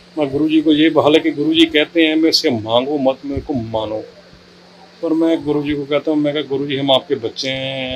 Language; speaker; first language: Hindi; native; Hindi